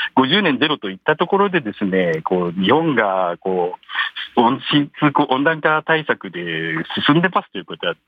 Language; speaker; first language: Japanese; native; Japanese